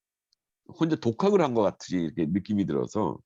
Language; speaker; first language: Korean; native; Korean